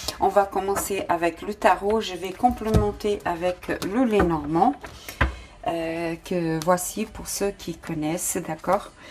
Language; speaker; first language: French; non-native, fluent; Portuguese